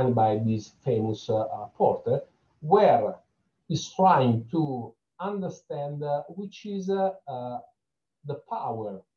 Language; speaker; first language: English; non-native, fluent; Italian